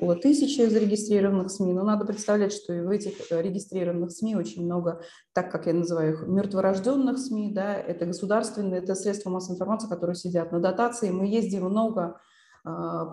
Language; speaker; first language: Russian; non-native, local second language; Uzbek